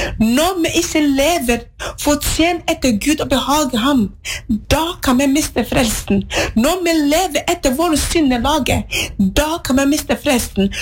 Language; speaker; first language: Norwegian; non-native, fluent; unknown